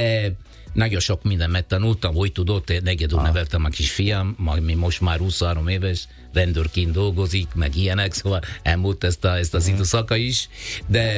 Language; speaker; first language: Hungarian; non-native, learner; Italian